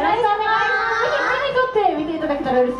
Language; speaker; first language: Japanese; native; Japanese